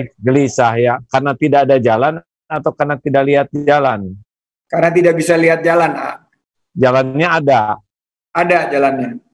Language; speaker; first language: Indonesian; non-native, local second language; Sundanese